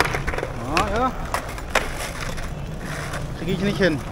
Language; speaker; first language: German; native; German